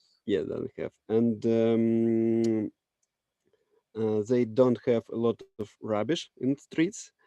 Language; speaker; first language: English; non-native, learner; Russian